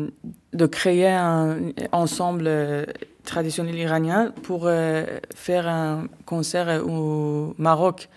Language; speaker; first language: French; non-native, learner; Persian